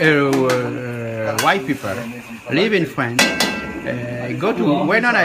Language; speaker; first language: English; non-native, learner; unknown